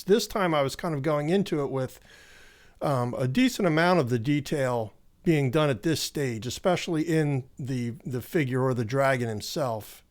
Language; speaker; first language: English; native; English